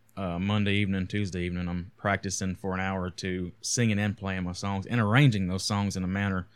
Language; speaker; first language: English; native; English